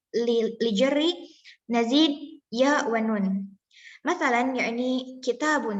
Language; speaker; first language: Arabic; non-native, learner; Indonesian